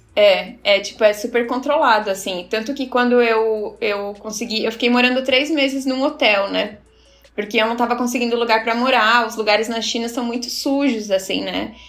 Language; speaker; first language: Portuguese; native; Portuguese